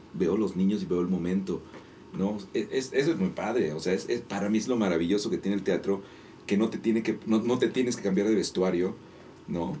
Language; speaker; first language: Spanish; native; Spanish